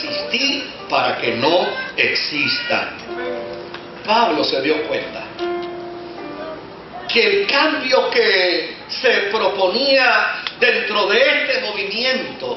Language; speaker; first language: Spanish; native; Spanish